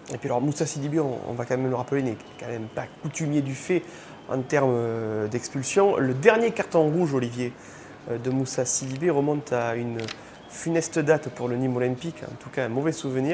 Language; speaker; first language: French; native; French